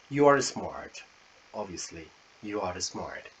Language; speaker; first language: English; non-native, fluent; Spanish